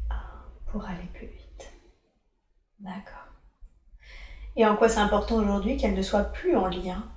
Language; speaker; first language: French; native; French